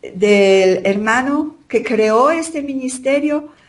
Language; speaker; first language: Spanish; non-native, fluent; Polish